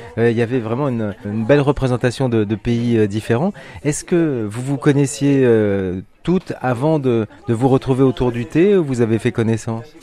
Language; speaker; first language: French; native; French